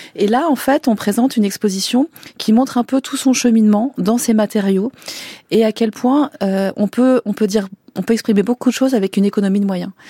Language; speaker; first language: French; native; French